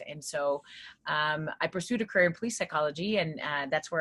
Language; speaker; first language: English; native; English